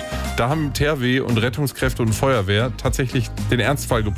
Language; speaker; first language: German; native; German